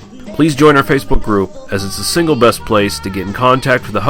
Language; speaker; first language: English; native; English